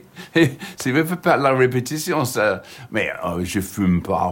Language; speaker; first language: French; non-native, learner; English